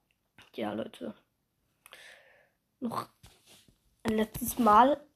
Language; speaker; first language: German; native; German